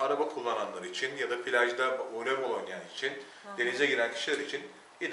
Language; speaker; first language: Turkish; native; Turkish